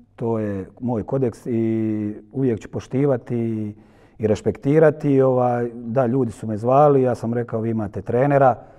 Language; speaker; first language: Croatian; native; Croatian